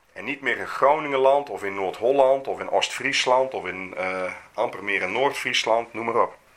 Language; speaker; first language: Dutch; native; Dutch